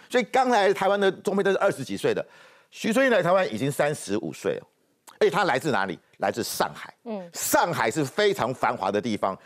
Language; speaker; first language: Chinese; native; Chinese